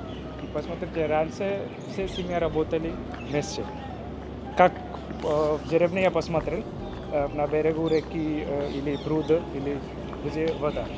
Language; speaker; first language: Russian; non-native, learner; Hindi